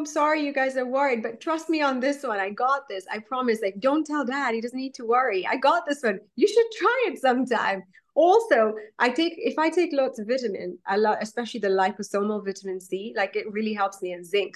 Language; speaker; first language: English; non-native, local second language; Gujarati